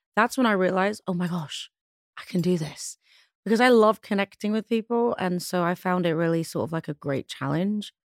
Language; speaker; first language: English; native; English